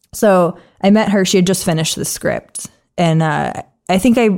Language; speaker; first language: English; native; English